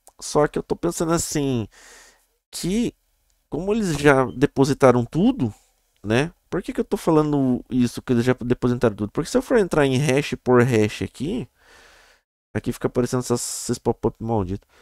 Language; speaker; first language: Portuguese; native; Portuguese